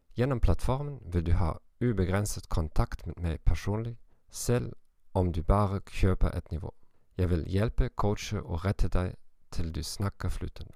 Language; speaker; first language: Norwegian; non-native, learner; German